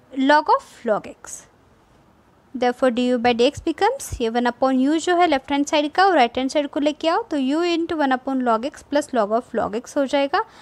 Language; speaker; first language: Hindi; non-native, local second language; Marathi